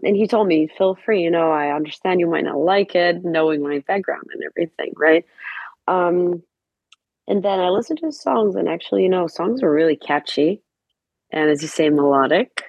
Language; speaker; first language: English; non-native, fluent; Serbian